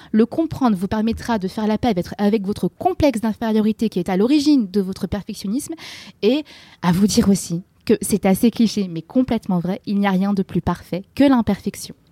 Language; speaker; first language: French; native; French